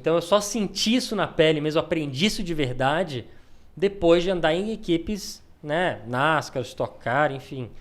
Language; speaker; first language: Portuguese; early bilingual, other home language; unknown